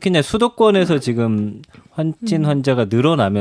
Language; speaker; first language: Korean; native; Korean